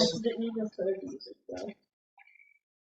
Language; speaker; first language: English; native; English